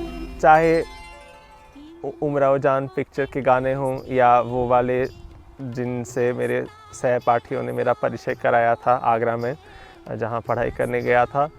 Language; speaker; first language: Hindi; non-native, fluent; Hungarian